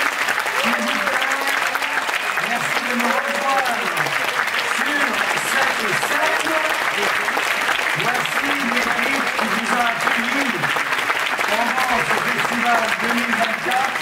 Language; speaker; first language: French; native; French